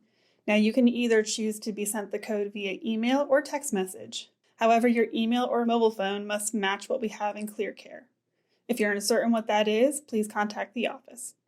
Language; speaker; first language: English; native; English